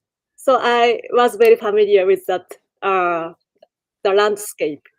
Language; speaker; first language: English; non-native, learner; Japanese